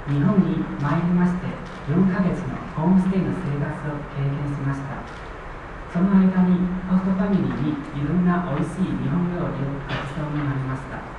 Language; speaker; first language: Japanese; non-native, fluent; Chinese